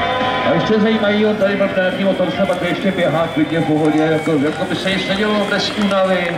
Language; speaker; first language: Czech; native; Czech